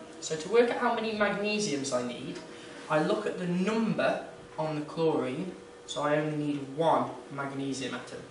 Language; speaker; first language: English; native; English